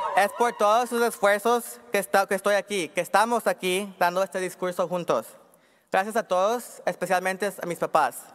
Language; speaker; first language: Spanish; early bilingual, heritage; Spanish